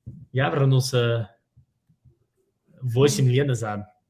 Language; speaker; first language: Russian; non-native, fluent; English